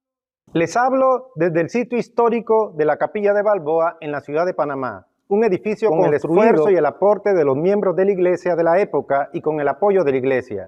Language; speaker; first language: Spanish; native; Spanish